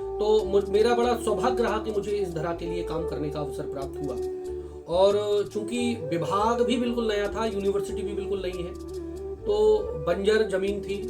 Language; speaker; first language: Hindi; native; Hindi